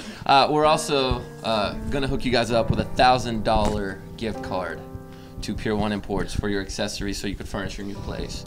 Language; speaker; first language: English; native; English